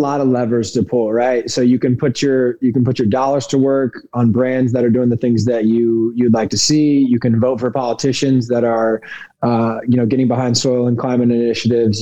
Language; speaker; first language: English; native; English